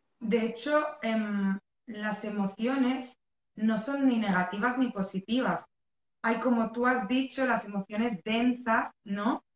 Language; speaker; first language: Spanish; early bilingual, other home language; Arabic